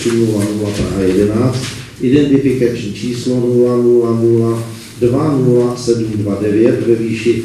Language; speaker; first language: Czech; native; Czech